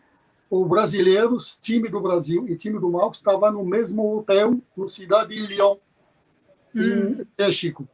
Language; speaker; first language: Portuguese; non-native, fluent; Arabic